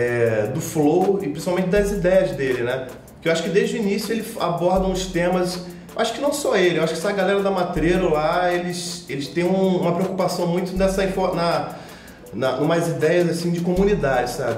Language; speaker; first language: Portuguese; native; Portuguese